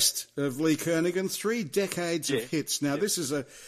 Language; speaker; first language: English; native; English